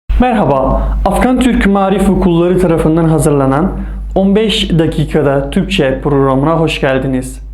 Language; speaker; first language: Turkish; non-native, fluent; Persian